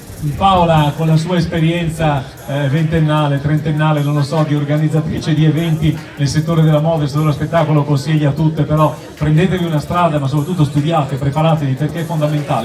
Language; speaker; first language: Italian; native; Italian